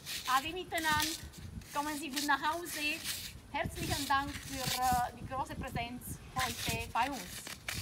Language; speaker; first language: German; non-native, fluent; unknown